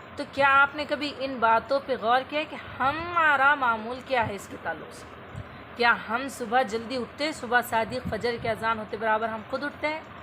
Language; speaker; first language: Urdu; native; Urdu